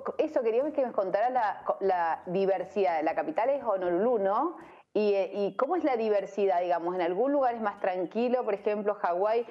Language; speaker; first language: Spanish; native; Spanish